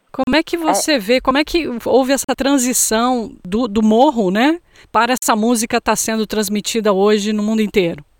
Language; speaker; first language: Portuguese; native; Portuguese